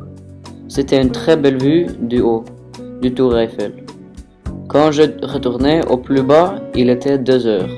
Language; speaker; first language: French; non-native, learner; Norwegian